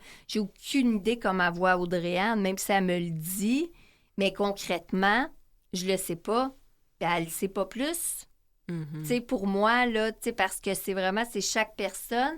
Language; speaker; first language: French; native; French